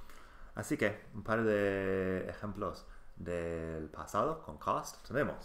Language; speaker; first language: Spanish; non-native, fluent; English